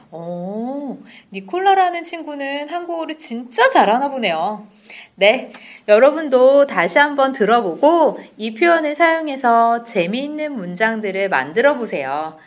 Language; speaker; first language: Korean; native; Korean